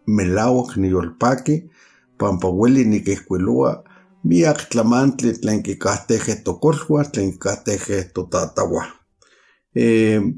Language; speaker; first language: Spanish; non-native, local second language; Nahuatl languages